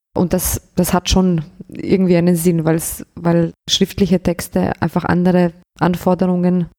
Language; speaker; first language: German; early bilingual, other home language; Bosnian